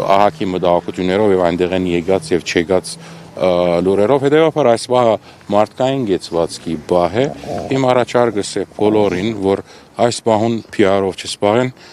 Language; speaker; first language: Armenian; native; Armenian